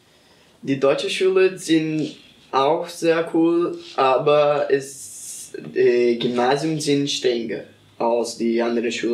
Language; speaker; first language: German; non-native, learner; Portuguese